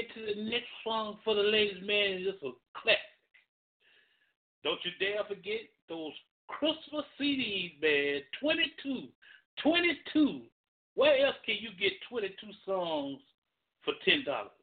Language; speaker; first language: English; native; English